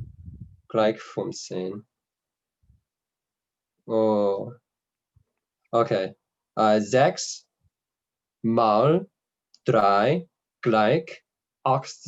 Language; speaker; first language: German; non-native, learner; English